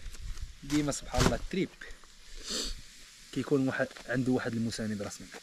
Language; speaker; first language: Arabic; native; Arabic